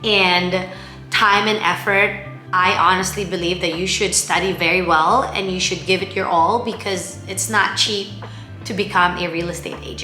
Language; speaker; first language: English; non-native, local second language; Filipino